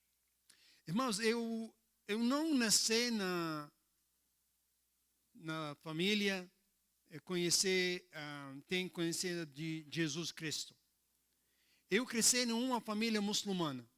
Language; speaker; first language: Portuguese; non-native, learner; Arabic